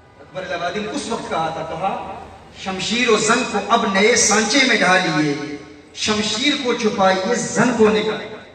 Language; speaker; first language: Urdu; early bilingual, heritage; Urdu